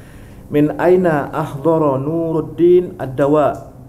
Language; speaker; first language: Arabic; non-native, learner; Indonesian